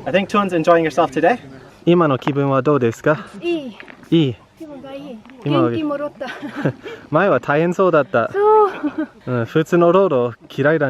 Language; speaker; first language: Japanese; non-native, fluent; English